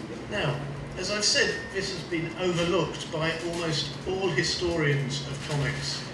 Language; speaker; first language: English; native; English